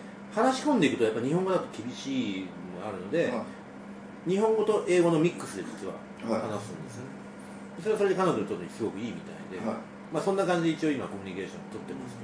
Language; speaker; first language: Japanese; native; Japanese